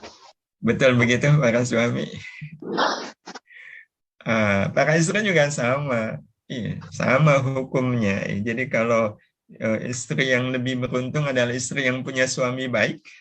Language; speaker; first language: Indonesian; native; Indonesian